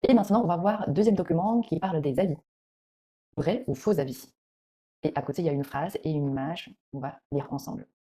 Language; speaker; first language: French; non-native, fluent; Chinese